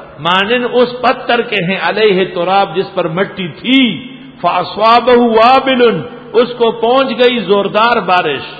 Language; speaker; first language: Urdu; non-native, local second language; Pashto